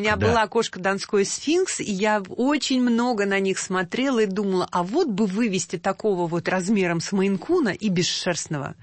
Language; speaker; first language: Russian; native; Russian